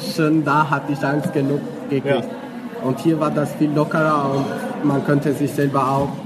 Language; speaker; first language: German; non-native, learner; Albanian